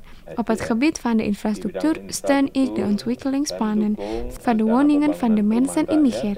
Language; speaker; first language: Dutch; non-native, fluent; Indonesian